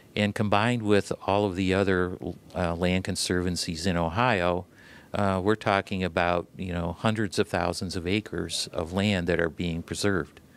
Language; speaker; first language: English; native; English